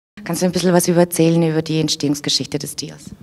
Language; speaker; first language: German; native; German